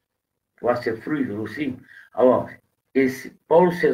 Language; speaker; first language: French; non-native, fluent; Portuguese